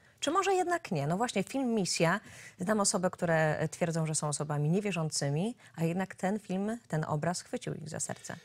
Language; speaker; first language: Polish; native; Polish